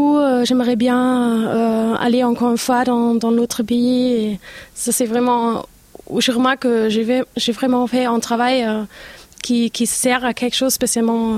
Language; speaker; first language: French; non-native, fluent; German